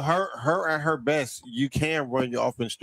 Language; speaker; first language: English; native; English